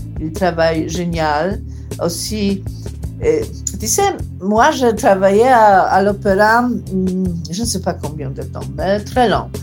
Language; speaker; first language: French; non-native, learner; Polish